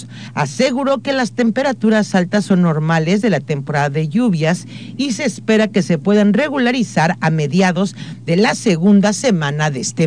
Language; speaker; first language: Spanish; native; Spanish